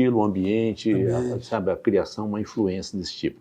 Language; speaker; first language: Portuguese; native; Portuguese